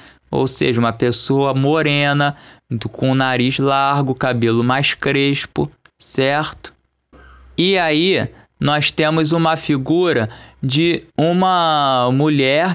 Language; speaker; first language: Portuguese; native; Portuguese